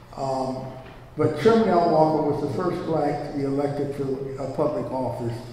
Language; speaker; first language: English; native; English